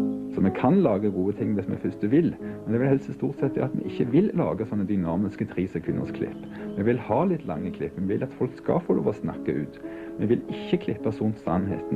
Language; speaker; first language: Norwegian; native; Norwegian